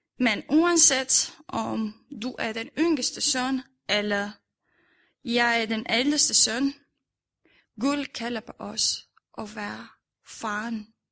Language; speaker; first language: Danish; non-native, fluent; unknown